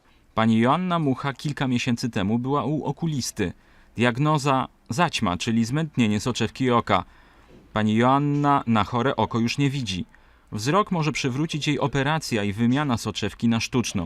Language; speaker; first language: Polish; native; Polish